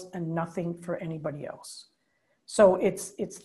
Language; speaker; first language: English; non-native, fluent; Spanish